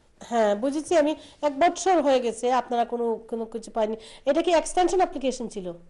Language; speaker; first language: Bangla; early bilingual, heritage; Bangla